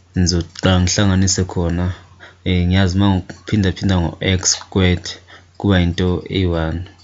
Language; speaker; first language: Zulu; native; Zulu